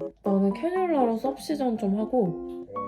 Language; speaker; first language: Korean; native; Korean